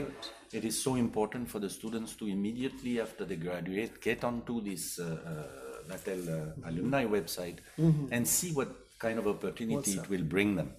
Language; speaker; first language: English; non-native, fluent; French